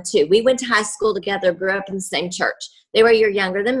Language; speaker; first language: English; native; English